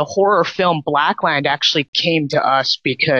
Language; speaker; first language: English; native; English